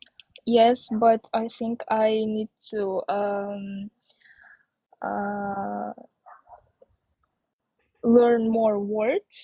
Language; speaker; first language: English; non-native, learner; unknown